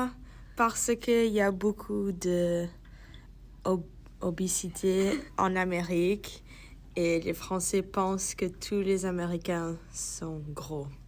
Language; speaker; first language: French; early bilingual, heritage; French